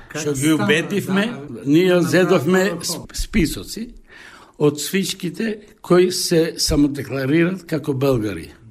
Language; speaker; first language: Bulgarian; early bilingual, heritage; Bulgarian